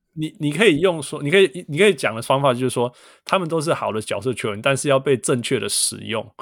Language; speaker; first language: Chinese; early bilingual, heritage; Chinese